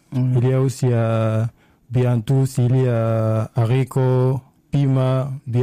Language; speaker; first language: French; non-native, learner; Arabic